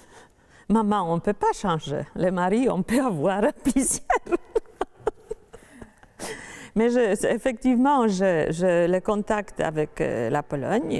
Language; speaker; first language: French; non-native, fluent; Polish